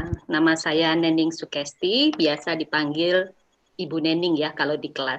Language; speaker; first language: Indonesian; native; Indonesian